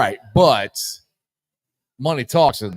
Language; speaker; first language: English; native; English